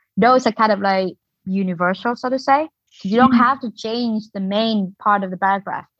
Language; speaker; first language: English; non-native, fluent; Vietnamese